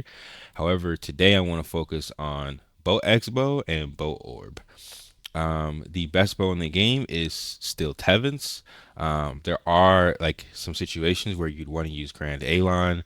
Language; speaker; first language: English; native; English